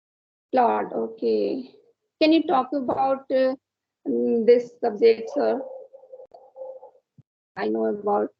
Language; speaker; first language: English; non-native, learner; Hindi